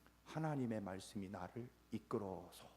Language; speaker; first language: Korean; native; Korean